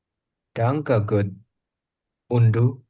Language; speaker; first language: German; non-native, learner; Indonesian